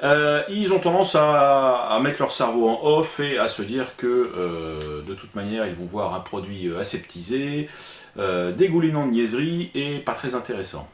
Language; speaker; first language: French; native; French